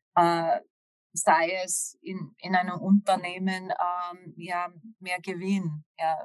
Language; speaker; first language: German; non-native, fluent; English